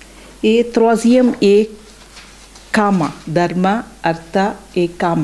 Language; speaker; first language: French; non-native, learner; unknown